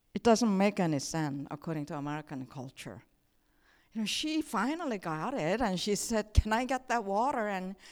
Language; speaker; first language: English; non-native, fluent; Korean